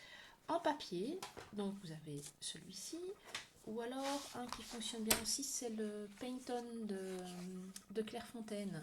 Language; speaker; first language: French; native; French